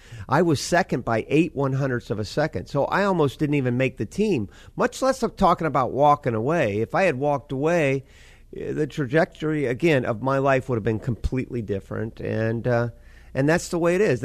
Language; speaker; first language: English; native; English